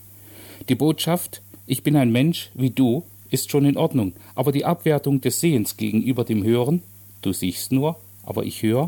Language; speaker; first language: German; native; German